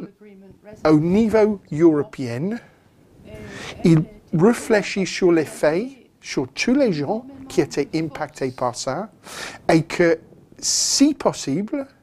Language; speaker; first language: French; non-native, fluent; English